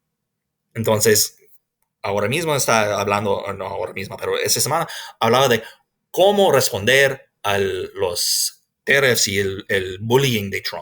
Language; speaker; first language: Spanish; non-native, fluent; English